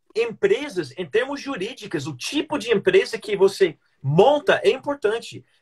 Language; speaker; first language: Portuguese; non-native, fluent; English